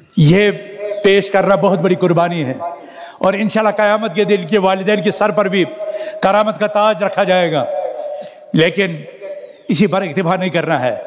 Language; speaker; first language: Urdu; non-native, local second language; Kashmiri